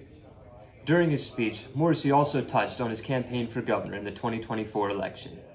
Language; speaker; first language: English; native; English